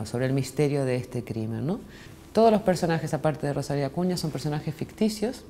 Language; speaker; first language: Spanish; native; Spanish